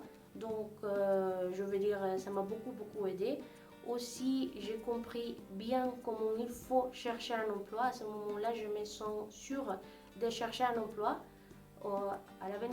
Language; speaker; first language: French; non-native, fluent; Spanish